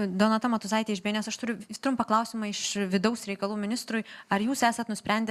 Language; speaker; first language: Lithuanian; native; Lithuanian